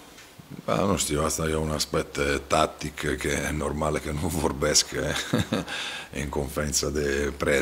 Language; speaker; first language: Romanian; non-native, fluent; Italian